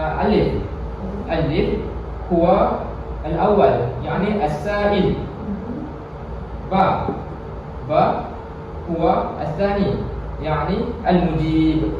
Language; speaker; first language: Arabic; non-native, learner; Malay